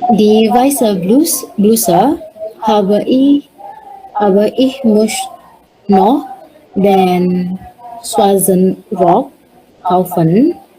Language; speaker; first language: German; non-native, learner; Indonesian